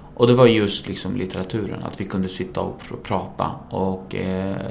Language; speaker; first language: Swedish; early bilingual, other home language; Kurdish